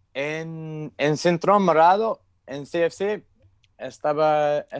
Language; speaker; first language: Spanish; non-native, learner; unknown